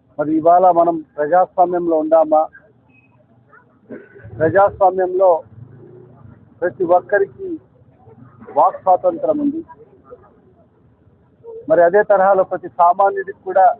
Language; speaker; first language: Telugu; native; Telugu